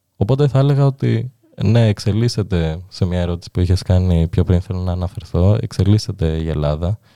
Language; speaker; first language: Greek; early bilingual, other home language; Albanian